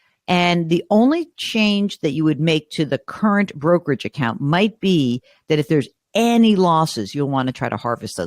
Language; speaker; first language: English; native; English